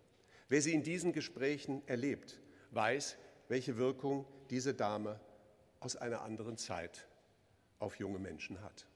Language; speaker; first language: German; native; German